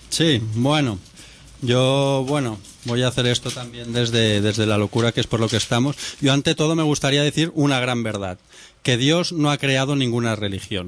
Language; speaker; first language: Spanish; native; Spanish